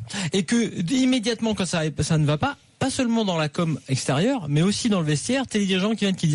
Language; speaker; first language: French; native; French